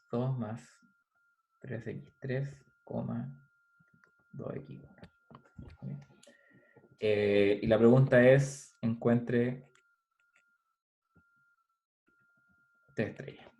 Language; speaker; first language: Spanish; native; Spanish